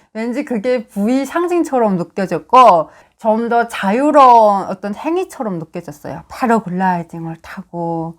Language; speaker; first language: Korean; native; Korean